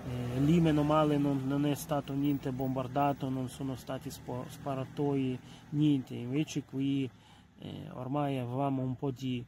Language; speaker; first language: Italian; non-native, fluent; Ukrainian